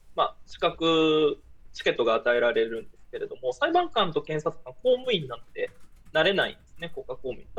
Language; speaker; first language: Japanese; early bilingual, other home language; Portuguese